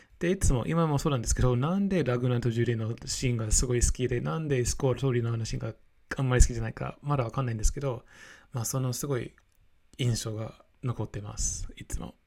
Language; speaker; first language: Japanese; non-native, fluent; English